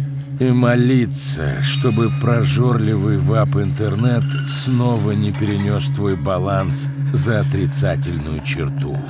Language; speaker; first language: Russian; native; Russian